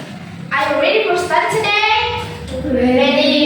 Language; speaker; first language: English; non-native, fluent; Indonesian